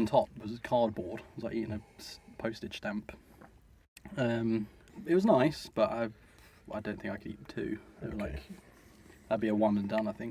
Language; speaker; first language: English; native; English